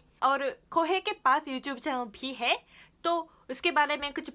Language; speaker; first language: Hindi; non-native, fluent; Japanese